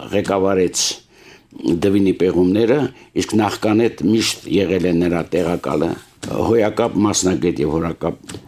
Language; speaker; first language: Armenian; native; Armenian